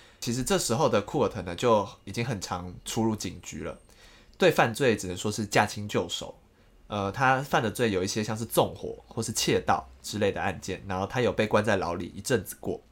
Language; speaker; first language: Chinese; native; Chinese